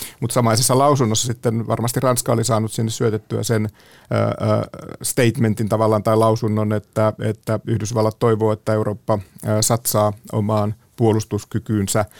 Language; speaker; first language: Finnish; native; Finnish